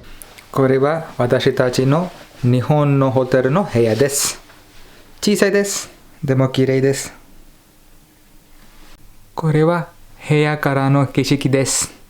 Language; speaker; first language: Japanese; non-native, learner; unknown